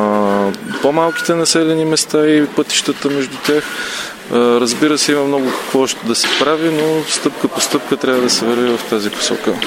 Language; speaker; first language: Bulgarian; native; Bulgarian